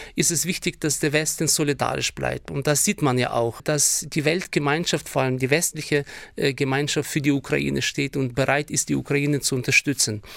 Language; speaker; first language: German; non-native, fluent; Ukrainian